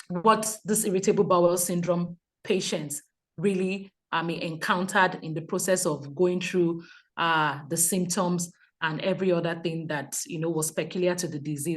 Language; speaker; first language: English; non-native, local second language; Yoruba